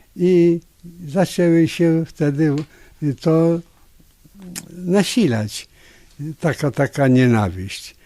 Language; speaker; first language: Polish; native; Polish